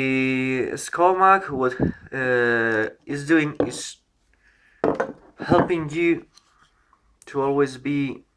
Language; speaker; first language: English; non-native, learner; Spanish